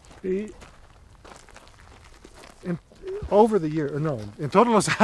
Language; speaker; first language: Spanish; non-native, learner; English